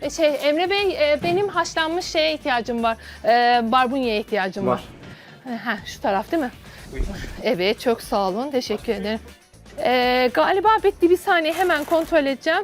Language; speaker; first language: Turkish; non-native, fluent; Azerbaijani